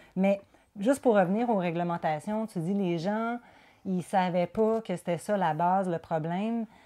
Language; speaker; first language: French; native; French